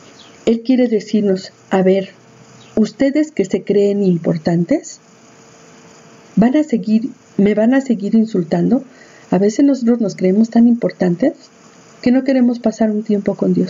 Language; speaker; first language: Spanish; native; Spanish